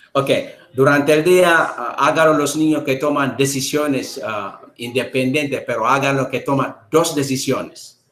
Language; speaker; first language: Spanish; non-native, learner; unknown